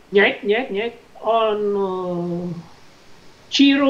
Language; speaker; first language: Russian; non-native, learner; Vietnamese